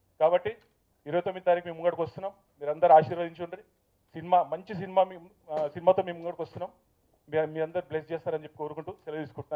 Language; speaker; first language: Telugu; native; Telugu